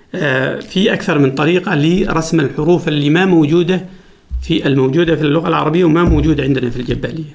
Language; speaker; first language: Arabic; non-native, local second language; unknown